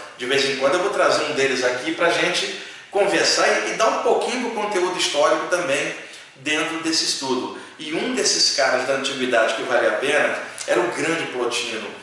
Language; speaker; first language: Portuguese; native; Portuguese